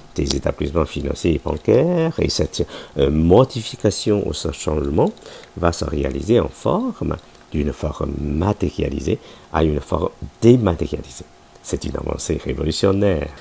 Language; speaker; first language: French; non-native, fluent; Chinese